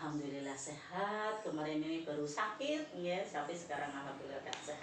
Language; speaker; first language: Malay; non-native, local second language; Javanese